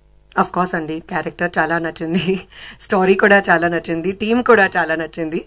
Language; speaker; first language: Telugu; non-native, local second language; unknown